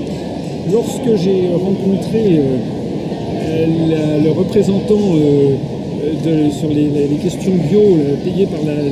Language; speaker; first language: French; native; French